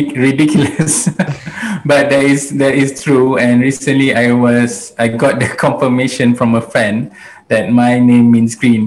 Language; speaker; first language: English; non-native, local second language; Malay